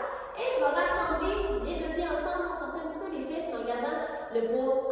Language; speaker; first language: French; native; French